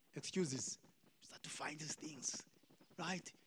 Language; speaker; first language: English; non-native, local second language; Xhosa